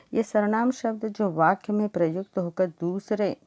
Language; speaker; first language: Hindi; non-native, local second language; Telugu